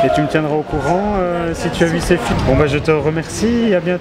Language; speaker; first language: French; native; French